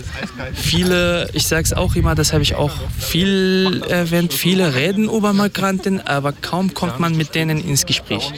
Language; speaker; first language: German; non-native, fluent; Kurdish